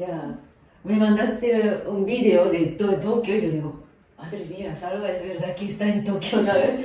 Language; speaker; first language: Spanish; non-native, fluent; Japanese